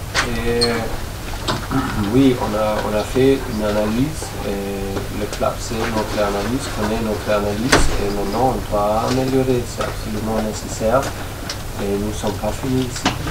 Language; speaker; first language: French; non-native, fluent; German